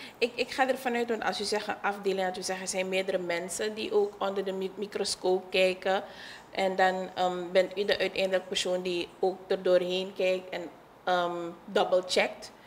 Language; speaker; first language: Dutch; native; Dutch